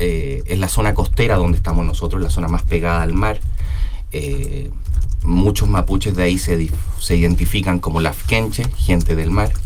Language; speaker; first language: Spanish; native; Spanish